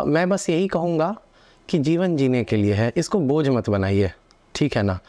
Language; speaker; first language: Hindi; non-native, local second language; Bhojpuri